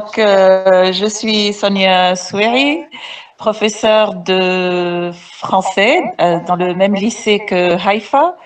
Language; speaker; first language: French; non-native, local second language; Arabic